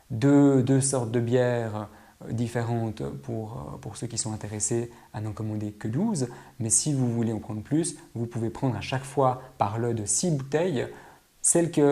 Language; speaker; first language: French; native; French